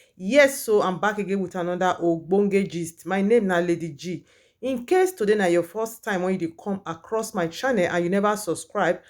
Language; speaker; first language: Nigerian Pidgin; native; Nigerian Pidgin